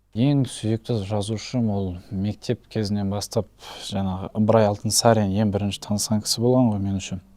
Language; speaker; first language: Kazakh; non-native, local second language; Turkish